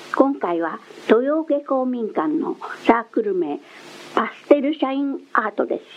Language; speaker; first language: Japanese; native; Japanese